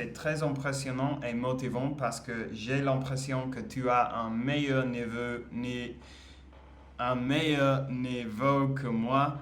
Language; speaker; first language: French; non-native, learner; English